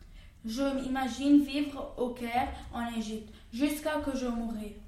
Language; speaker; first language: French; non-native, local second language; Arabic